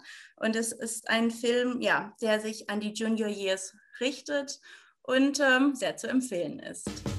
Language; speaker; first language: German; native; German